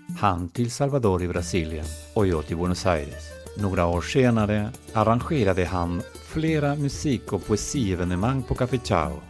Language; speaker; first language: Swedish; non-native, fluent; Spanish